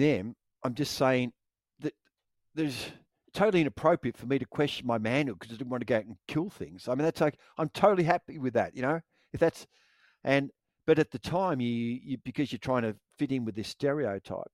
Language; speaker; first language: English; native; English